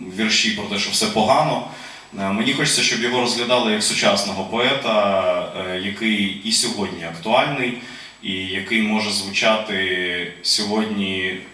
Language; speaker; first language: Ukrainian; non-native, local second language; Russian